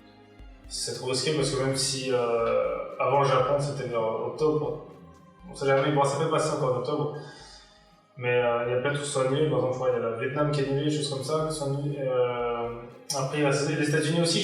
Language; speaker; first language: French; native; French